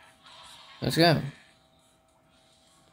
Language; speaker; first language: English; non-native, learner; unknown